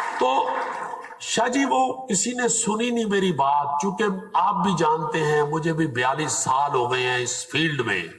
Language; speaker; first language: Urdu; non-native, local second language; Punjabi